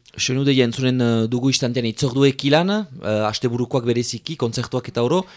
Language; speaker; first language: Basque; native; Basque